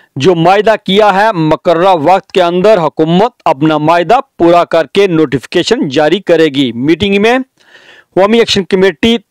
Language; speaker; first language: Urdu; non-native, local second language; Punjabi